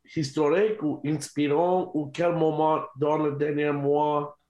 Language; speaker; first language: French; non-native, learner; English